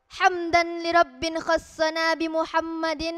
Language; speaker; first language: Arabic; non-native, learner; Indonesian